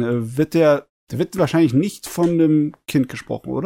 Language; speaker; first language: German; native; German